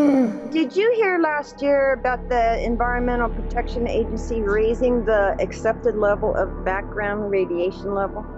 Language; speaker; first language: English; native; English